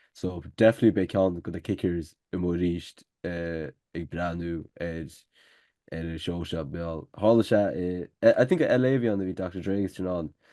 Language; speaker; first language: Irish; native; Irish